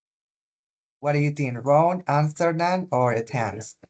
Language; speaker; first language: English; non-native, learner; Spanish